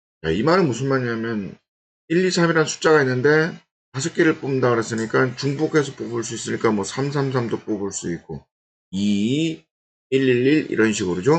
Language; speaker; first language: Korean; native; Korean